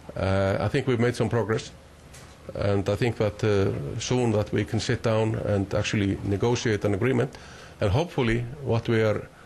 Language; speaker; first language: English; non-native, fluent; Icelandic